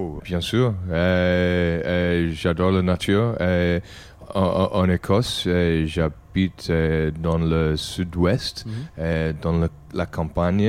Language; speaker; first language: French; non-native, learner; English